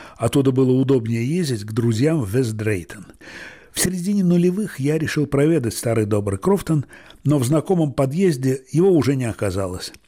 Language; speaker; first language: Russian; native; Russian